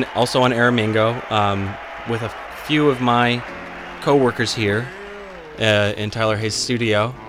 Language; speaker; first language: English; native; English